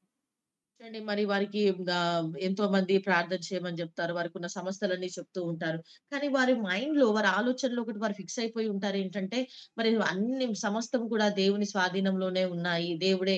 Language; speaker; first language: Telugu; native; Telugu